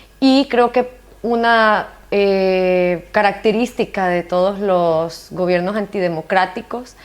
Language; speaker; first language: Spanish; native; Spanish